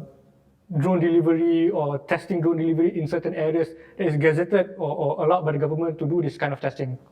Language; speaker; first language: English; non-native, local second language; Malay